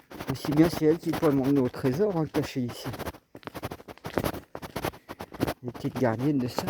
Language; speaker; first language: French; native; French